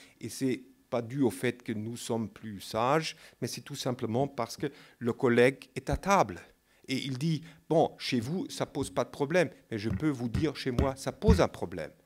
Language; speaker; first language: French; non-native, fluent; German